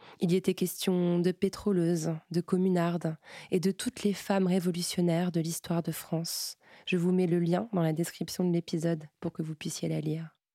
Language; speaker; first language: French; native; French